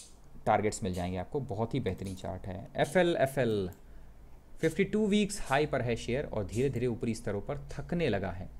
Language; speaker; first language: Hindi; native; Hindi